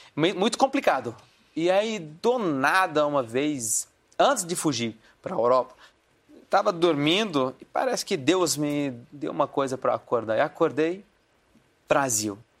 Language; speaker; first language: Portuguese; non-native, fluent; Arabic